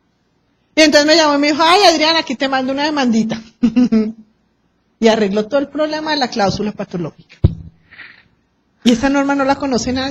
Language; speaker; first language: Spanish; native; Spanish